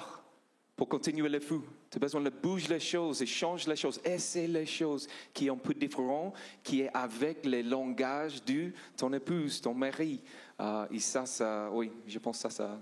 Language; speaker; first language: French; non-native, learner; English